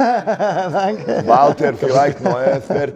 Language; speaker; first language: German; non-native, learner; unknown